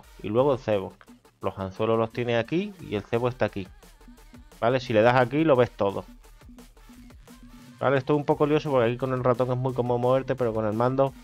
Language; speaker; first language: Spanish; native; Spanish